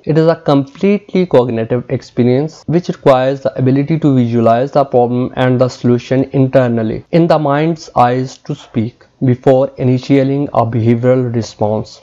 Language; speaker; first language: English; non-native, local second language; Urdu